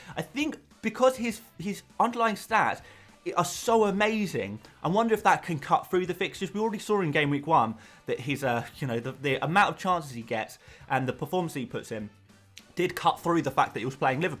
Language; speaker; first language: English; native; English